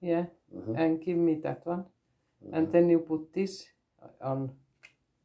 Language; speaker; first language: English; non-native, learner; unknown